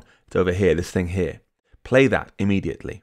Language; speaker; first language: English; native; English